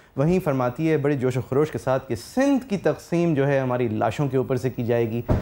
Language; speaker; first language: Urdu; native; Urdu